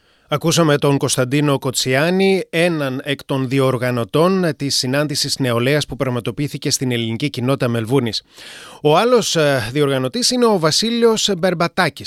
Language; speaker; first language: Greek; native; Greek